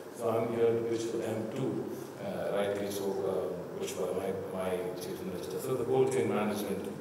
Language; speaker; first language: English; non-native, local second language; Tamil